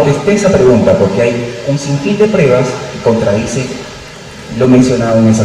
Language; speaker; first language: Spanish; native; Spanish